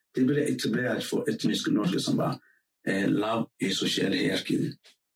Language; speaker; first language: Norwegian; non-native, fluent; Somali